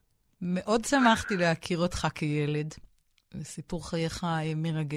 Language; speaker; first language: Hebrew; native; Hebrew